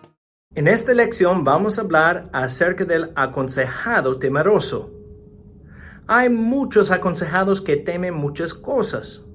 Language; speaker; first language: Spanish; non-native, fluent; English